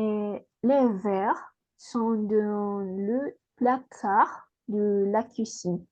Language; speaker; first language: French; non-native, learner; Spanish